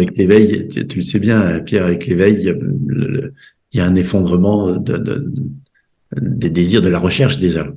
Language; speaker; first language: French; native; French